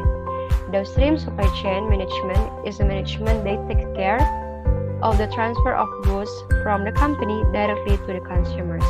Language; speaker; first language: English; non-native, learner; Indonesian